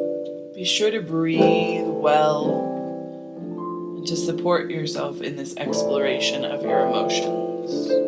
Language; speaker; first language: English; native; English